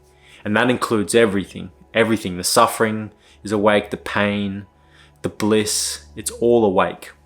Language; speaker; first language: English; native; English